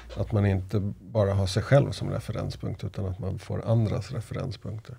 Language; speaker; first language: Swedish; native; Swedish